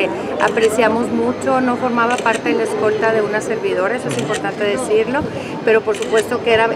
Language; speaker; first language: Spanish; native; Spanish